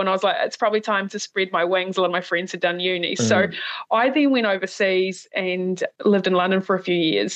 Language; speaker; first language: English; native; English